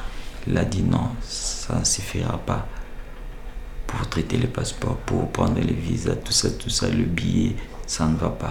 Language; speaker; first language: French; non-native, local second language; Lingala